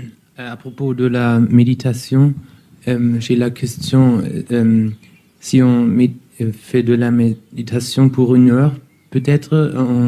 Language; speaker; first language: French; non-native, learner; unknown